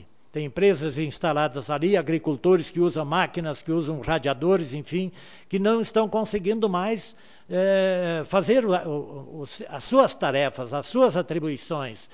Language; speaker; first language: Portuguese; native; Portuguese